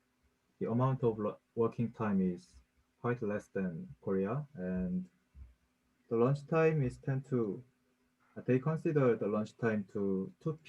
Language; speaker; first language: English; non-native, learner; Korean